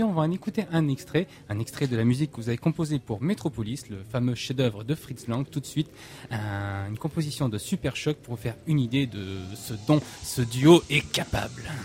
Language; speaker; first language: French; native; French